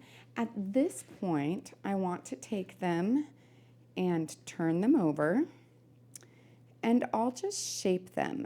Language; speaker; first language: English; native; English